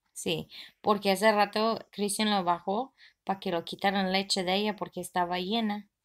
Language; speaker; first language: Spanish; early bilingual, other home language; English